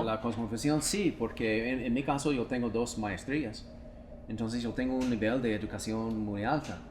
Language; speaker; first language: Spanish; non-native, fluent; English